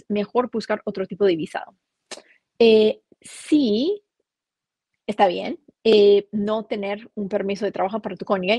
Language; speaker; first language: Spanish; non-native, fluent; English